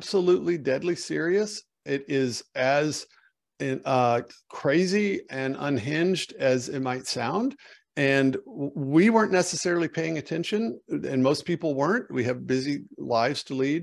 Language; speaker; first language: English; native; English